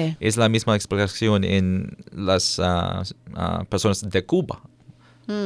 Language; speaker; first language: Spanish; non-native, fluent; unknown